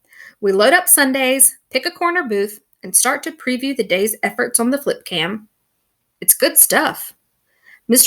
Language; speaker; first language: English; native; English